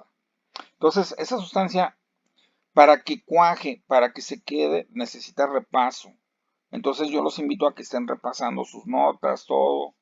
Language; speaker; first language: Spanish; native; Spanish